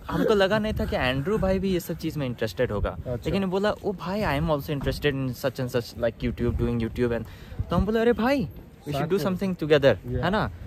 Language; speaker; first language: Hindi; native; Hindi